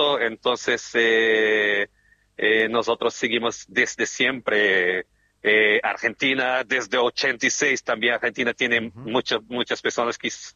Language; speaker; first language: Spanish; non-native, fluent; Portuguese